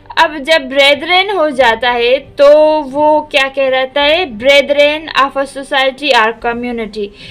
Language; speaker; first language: Urdu; non-native, local second language; Sindhi